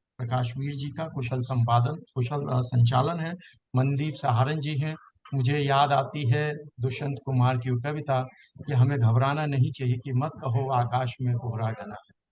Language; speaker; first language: Hindi; native; Hindi